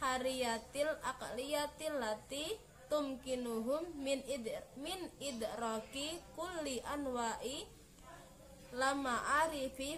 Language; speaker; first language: Arabic; non-native, learner; Indonesian